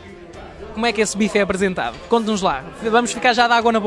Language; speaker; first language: Portuguese; native; Portuguese